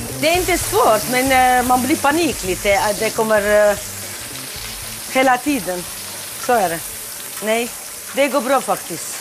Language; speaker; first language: Swedish; non-native, learner; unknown